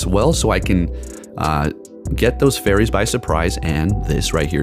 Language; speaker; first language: English; native; English